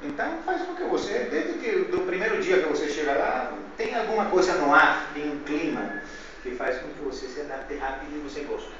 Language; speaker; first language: Portuguese; non-native, fluent; Spanish